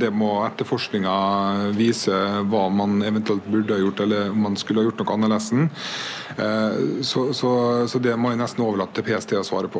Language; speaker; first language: Norwegian; native; Norwegian